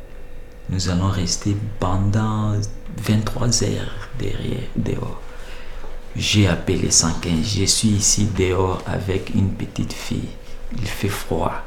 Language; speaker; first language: French; non-native, local second language; Lingala